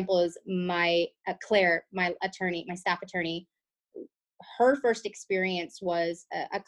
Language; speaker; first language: English; native; English